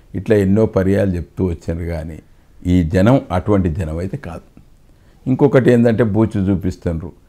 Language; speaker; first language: Telugu; native; Telugu